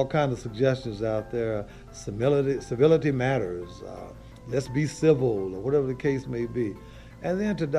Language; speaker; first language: English; native; English